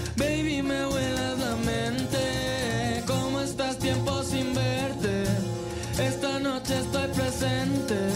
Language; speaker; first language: Spanish; early bilingual, heritage; Spanish